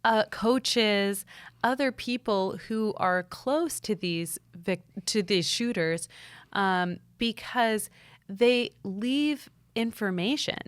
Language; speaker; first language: English; native; English